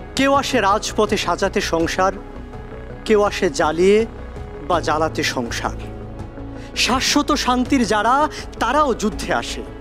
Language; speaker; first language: Bangla; native; Bangla